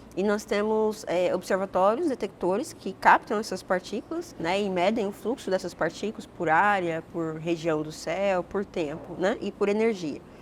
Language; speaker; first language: Portuguese; native; Portuguese